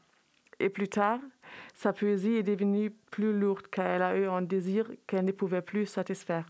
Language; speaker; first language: French; non-native, fluent; German